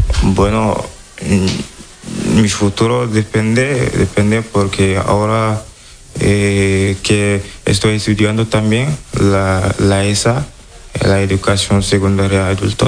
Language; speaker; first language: Spanish; non-native, learner; Wolof